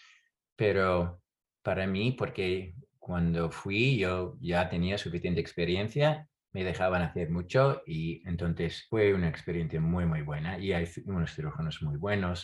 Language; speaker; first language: Spanish; non-native, fluent; English